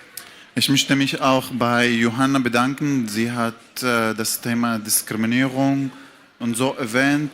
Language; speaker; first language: German; non-native, fluent; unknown